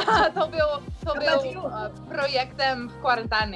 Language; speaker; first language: Polish; early bilingual, heritage; Polish